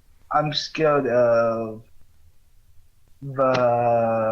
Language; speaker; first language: English; native; English